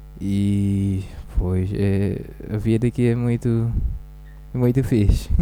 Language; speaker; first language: Portuguese; non-native, learner; Dutch